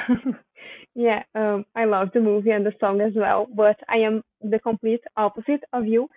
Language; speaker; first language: English; non-native, fluent; Portuguese